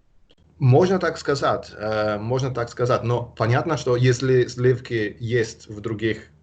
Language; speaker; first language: Russian; non-native, fluent; Italian